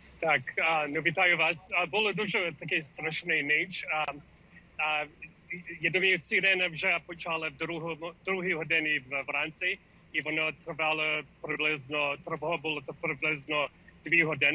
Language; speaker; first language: Ukrainian; early bilingual, heritage; English